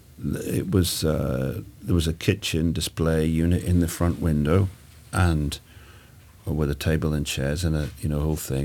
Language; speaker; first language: English; native; English